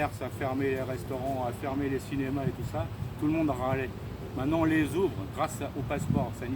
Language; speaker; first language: French; native; French